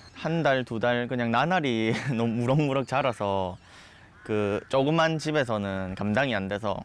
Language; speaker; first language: Korean; native; Korean